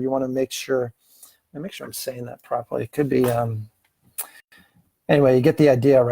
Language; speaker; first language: English; native; English